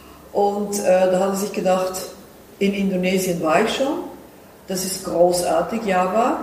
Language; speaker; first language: German; non-native, fluent; Dutch